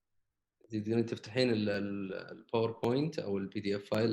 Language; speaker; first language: Arabic; native; Arabic